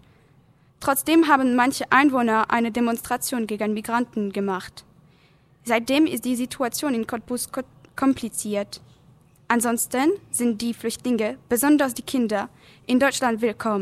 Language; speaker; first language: German; non-native, learner; French